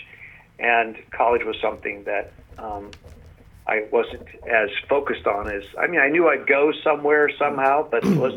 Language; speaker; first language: English; native; English